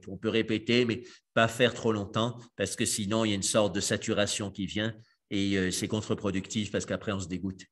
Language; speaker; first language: French; native; French